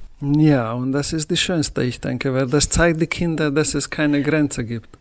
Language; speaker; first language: German; non-native, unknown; Hungarian